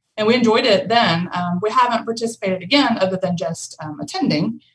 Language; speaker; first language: English; native; English